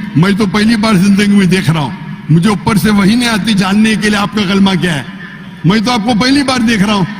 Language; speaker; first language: Urdu; non-native, local second language; Konkani